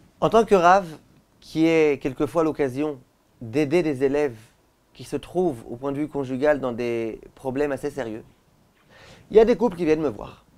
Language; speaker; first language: French; native; French